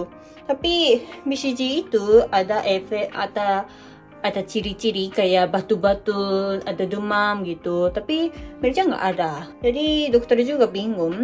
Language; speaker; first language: Indonesian; native; Indonesian